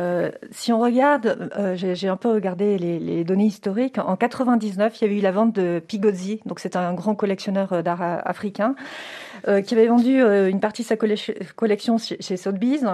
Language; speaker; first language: French; native; French